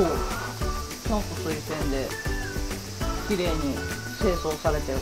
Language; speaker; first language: Japanese; native; Japanese